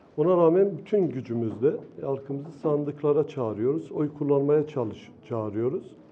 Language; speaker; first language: Turkish; non-native, local second language; Kurdish